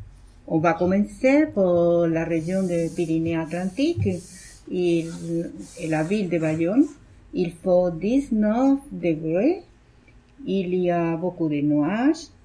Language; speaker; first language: French; non-native, learner; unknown